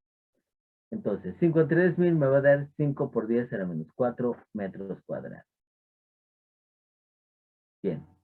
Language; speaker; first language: Spanish; native; Spanish